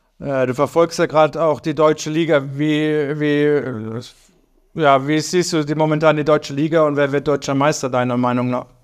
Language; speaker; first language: German; native; German